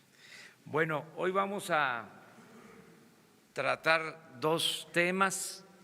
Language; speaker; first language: Spanish; native; Spanish